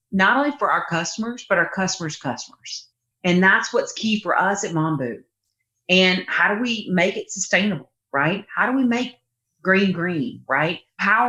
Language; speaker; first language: English; native; English